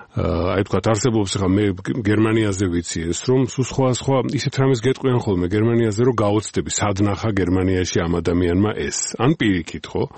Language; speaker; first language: Georgian; native; Georgian